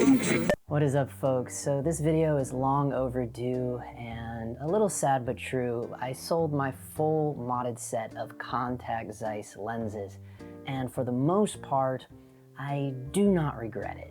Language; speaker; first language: English; native; English